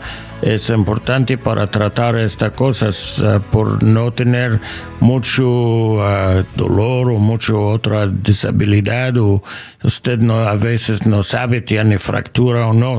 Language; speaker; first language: Spanish; non-native, learner; English